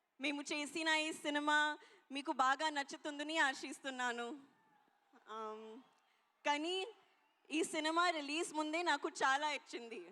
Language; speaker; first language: Telugu; non-native, learner; Hindi